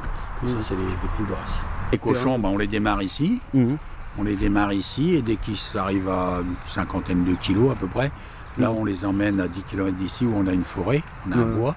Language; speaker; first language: French; native; French